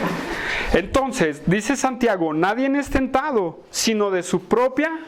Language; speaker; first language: Spanish; native; Spanish